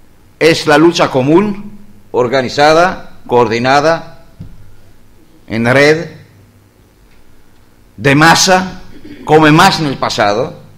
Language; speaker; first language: Spanish; non-native, fluent; Greek